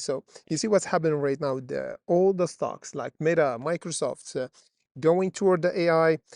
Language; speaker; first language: English; non-native, fluent; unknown